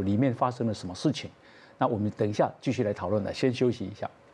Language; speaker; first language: Chinese; native; Chinese